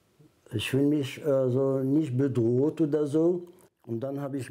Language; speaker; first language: German; non-native, learner; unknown